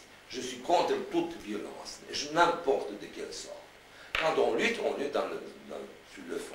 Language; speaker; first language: French; non-native, fluent; Romanian